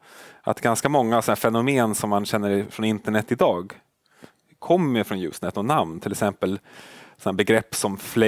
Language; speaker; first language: Swedish; native; Swedish